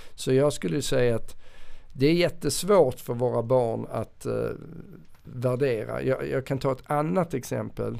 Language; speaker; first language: Swedish; native; Swedish